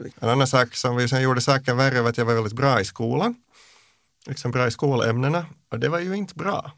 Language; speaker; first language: Swedish; native; Swedish